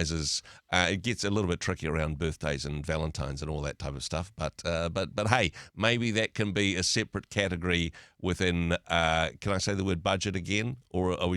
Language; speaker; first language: English; native; English